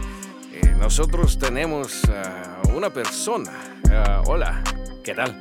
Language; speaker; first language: Spanish; non-native, learner; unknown